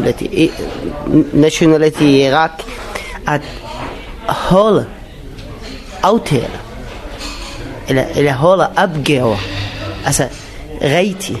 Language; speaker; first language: Danish; non-native, learner; Arabic